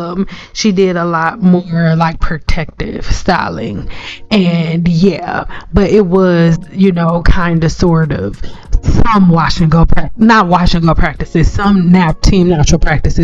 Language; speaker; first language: English; native; English